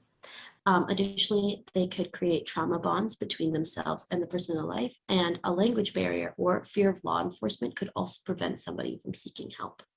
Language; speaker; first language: English; native; English